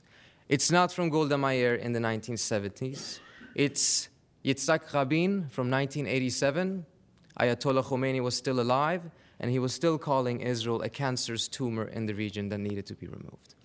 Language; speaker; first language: English; non-native, fluent; Persian